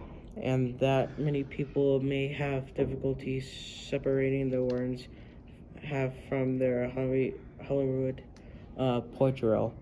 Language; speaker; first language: English; native; English